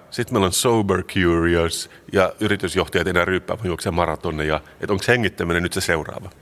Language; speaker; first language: Finnish; non-native, local second language; Swedish